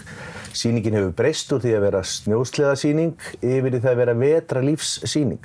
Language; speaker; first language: Icelandic; native; Icelandic